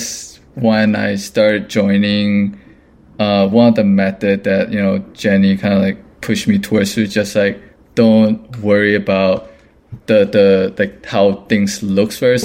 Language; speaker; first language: English; non-native, local second language; Cantonese